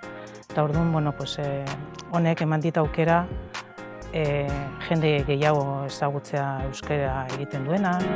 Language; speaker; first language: Basque; non-native, local second language; Spanish